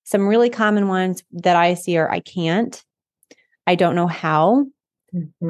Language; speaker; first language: English; native; English